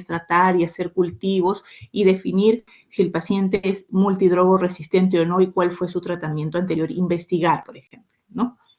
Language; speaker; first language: Spanish; native; Spanish